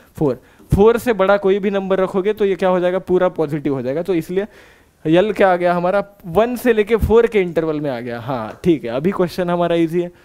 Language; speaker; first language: Hindi; non-native, local second language; Marathi